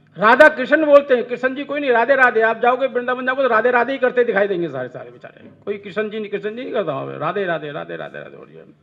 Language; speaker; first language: Hindi; native; Hindi